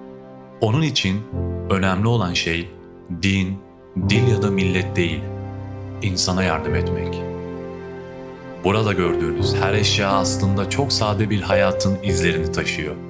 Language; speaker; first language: Turkish; native; Turkish